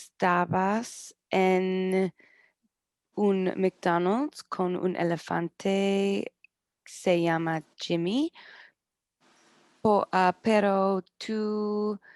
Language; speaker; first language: Spanish; non-native, learner; English